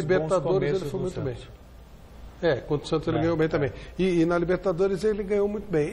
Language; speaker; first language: Portuguese; native; Portuguese